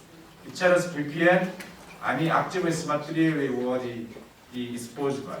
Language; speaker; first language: Russian; non-native, learner; Korean